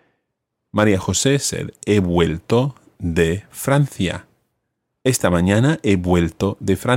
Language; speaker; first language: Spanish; non-native, fluent; English